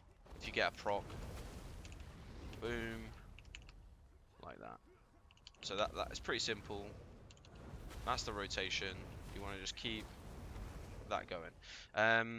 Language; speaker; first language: English; native; English